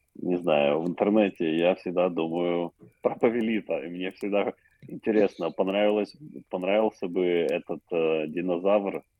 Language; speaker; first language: Russian; native; Russian